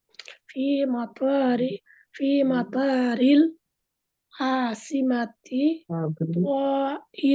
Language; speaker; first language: Arabic; non-native, learner; Bangla